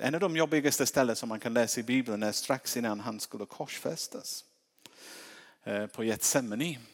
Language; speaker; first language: Swedish; non-native, fluent; English